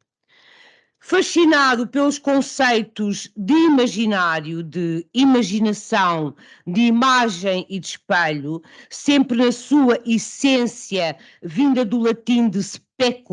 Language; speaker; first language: Portuguese; native; Portuguese